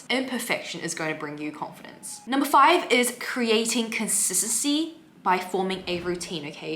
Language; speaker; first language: English; native; English